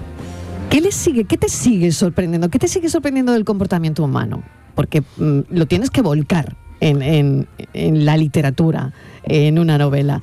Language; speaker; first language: Spanish; native; Spanish